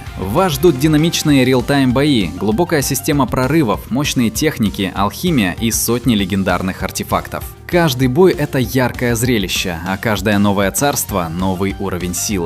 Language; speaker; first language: Russian; native; Russian